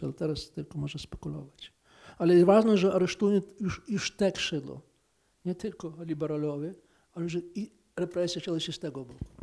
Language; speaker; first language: Polish; non-native, fluent; Ukrainian